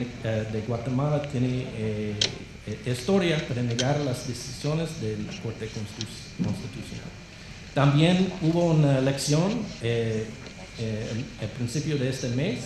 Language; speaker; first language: Spanish; non-native, fluent; English